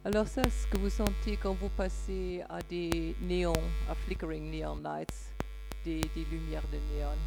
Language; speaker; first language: French; non-native, fluent; German